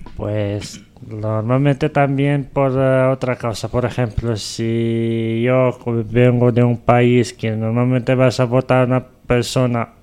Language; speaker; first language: Spanish; non-native, fluent; Arabic